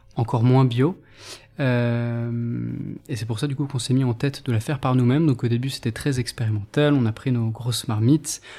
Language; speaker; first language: French; native; French